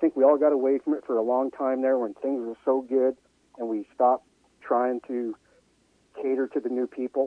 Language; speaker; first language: English; native; English